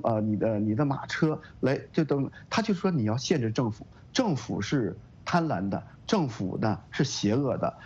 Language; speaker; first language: Chinese; native; Chinese